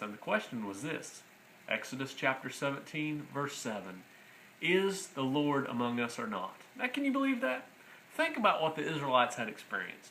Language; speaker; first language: English; native; English